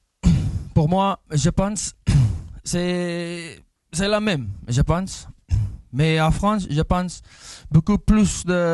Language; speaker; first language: French; non-native, learner; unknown